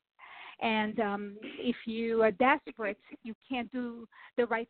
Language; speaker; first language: English; non-native, fluent; Portuguese